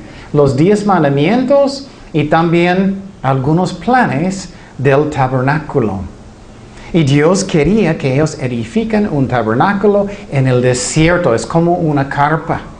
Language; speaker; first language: Spanish; non-native, fluent; English